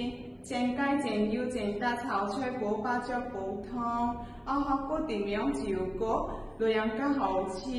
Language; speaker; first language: Cantonese; non-native, learner; Burmese